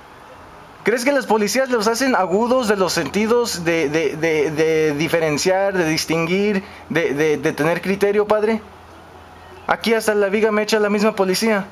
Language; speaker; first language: Spanish; native; Spanish